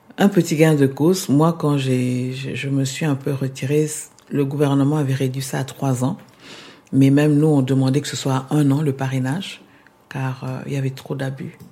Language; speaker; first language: French; non-native, local second language; Lingala